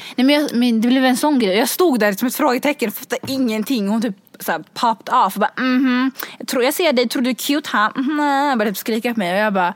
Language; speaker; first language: Swedish; early bilingual, other home language; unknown